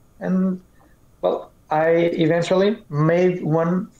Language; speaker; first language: English; non-native, fluent; Portuguese